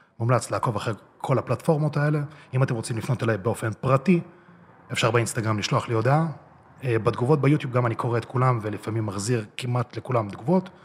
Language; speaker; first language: Hebrew; early bilingual, other home language; Russian